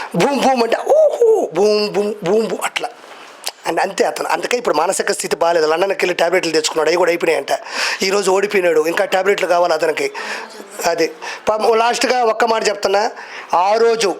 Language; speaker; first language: Telugu; native; Telugu